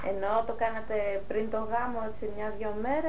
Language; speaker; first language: Greek; native; Greek